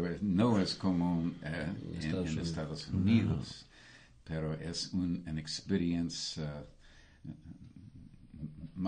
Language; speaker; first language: Spanish; non-native, learner; English